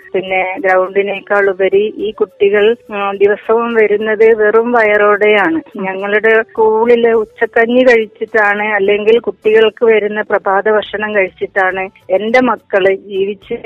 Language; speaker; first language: Malayalam; native; Malayalam